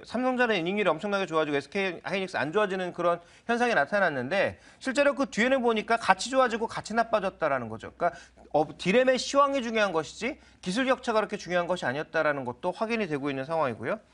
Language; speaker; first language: Korean; native; Korean